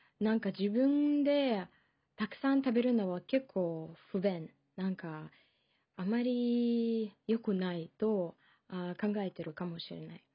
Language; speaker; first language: Japanese; non-native, fluent; Russian